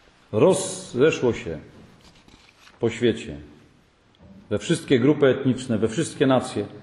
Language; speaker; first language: Polish; native; Polish